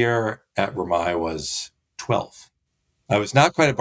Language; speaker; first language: English; native; English